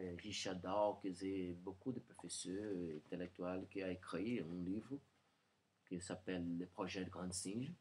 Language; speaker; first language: French; non-native, learner; Portuguese